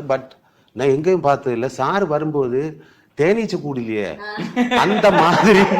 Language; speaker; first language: Tamil; non-native, learner; Malayalam